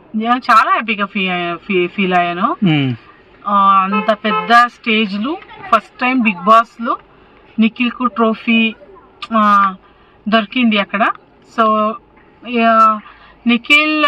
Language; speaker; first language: Telugu; non-native, learner; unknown